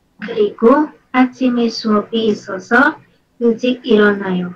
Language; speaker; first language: Korean; non-native, learner; Indonesian